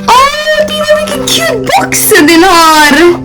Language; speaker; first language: Persian; native; Persian